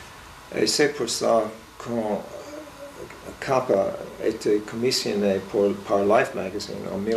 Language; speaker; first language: French; non-native, fluent; English